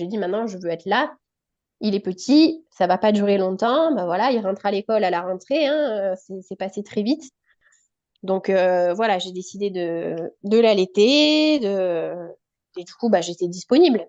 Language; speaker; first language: French; native; French